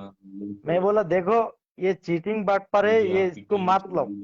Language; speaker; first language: Hindi; non-native, learner; Bangla